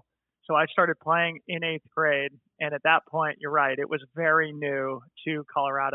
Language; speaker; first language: English; native; English